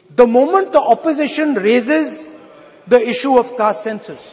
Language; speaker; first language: English; non-native, local second language; Hindi